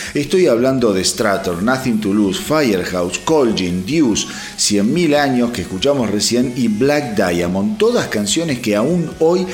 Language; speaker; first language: Spanish; native; Spanish